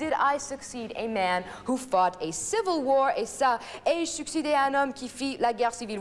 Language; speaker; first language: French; non-native, fluent; English